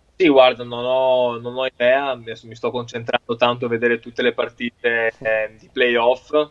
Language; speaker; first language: Italian; native; Italian